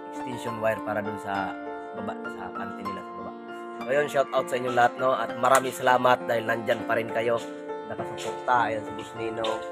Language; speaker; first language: Filipino; non-native, local second language; Masbatenyo